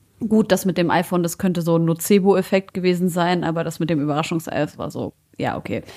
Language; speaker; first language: German; early bilingual, other home language; Arabic